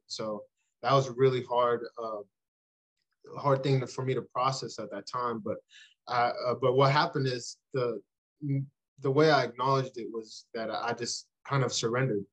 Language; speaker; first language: English; early bilingual, other home language; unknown